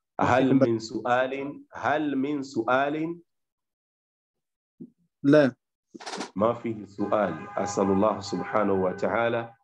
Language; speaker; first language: Arabic; non-native, fluent; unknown